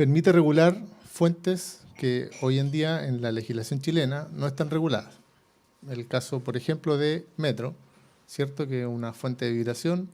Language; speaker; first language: Spanish; native; Spanish